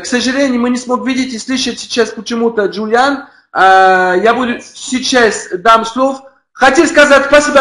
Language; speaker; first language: Russian; non-native, learner; French